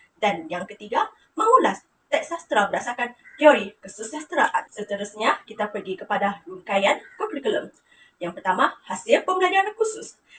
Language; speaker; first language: Malay; non-native, local second language; Iban